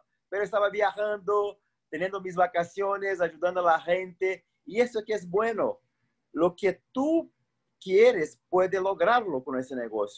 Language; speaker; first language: Spanish; non-native, fluent; Portuguese